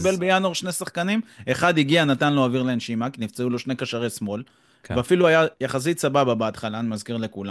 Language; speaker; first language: Hebrew; native; Hebrew